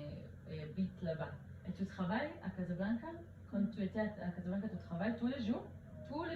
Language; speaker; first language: French; early bilingual, heritage; Hebrew